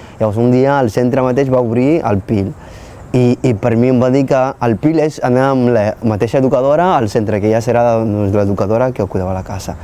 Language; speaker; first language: Catalan; non-native, fluent; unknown